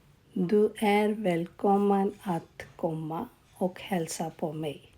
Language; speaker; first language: Swedish; non-native, learner; Urdu